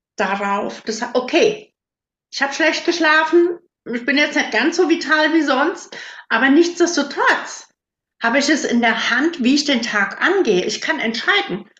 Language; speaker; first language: German; native; German